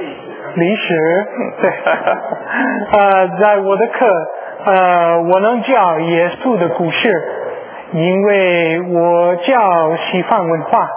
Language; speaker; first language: Chinese; non-native, learner; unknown